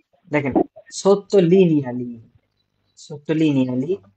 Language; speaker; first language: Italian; non-native, fluent; Bangla